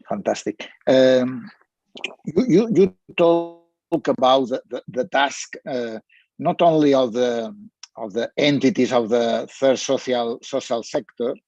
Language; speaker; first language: English; non-native, learner; Spanish